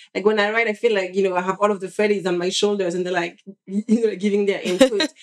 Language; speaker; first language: English; non-native, fluent; French